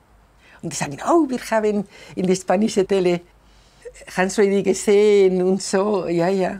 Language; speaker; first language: German; non-native, fluent; Spanish